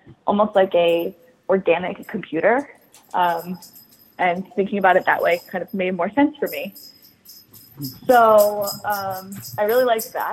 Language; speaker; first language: English; native; English